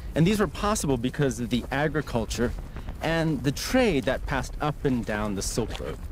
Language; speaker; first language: English; native; English